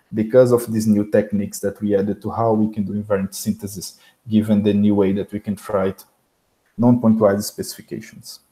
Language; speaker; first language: English; non-native, fluent; Portuguese